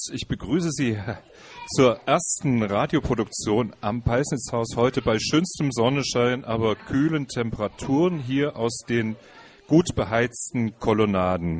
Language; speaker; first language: German; native; German